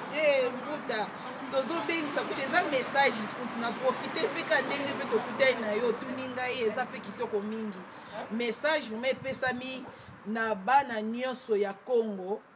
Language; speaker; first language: Lingala; non-native, local second language; Kongo